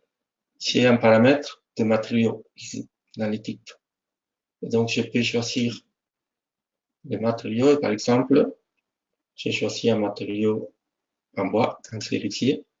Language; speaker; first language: French; non-native, fluent; Spanish